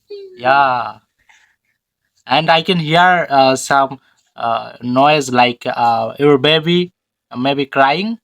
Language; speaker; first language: English; non-native, fluent; Bangla